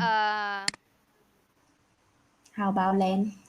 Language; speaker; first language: English; non-native, learner; Vietnamese